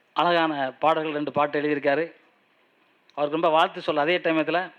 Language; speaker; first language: Tamil; native; Tamil